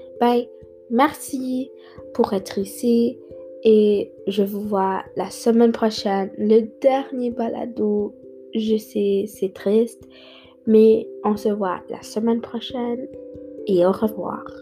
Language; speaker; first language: French; non-native, learner; English